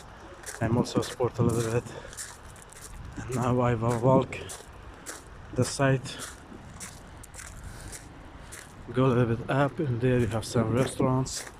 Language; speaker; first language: English; non-native, learner; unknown